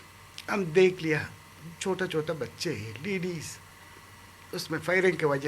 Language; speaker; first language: Hindi; non-native, learner; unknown